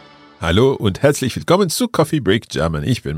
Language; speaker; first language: German; non-native, learner; English